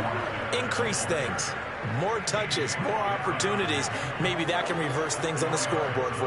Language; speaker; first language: English; native; English